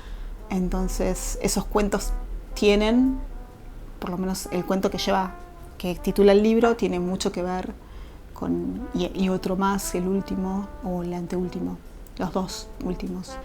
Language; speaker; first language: Spanish; native; Spanish